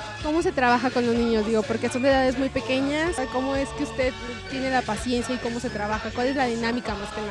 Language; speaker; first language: Spanish; native; Spanish